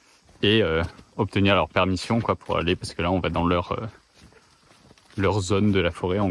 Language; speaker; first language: French; native; French